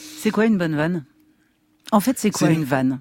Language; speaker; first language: French; native; French